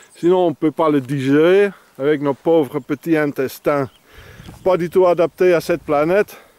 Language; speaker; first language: French; non-native, fluent; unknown